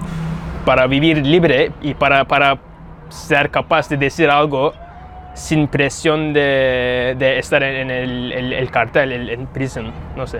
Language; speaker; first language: Spanish; non-native, fluent; Turkish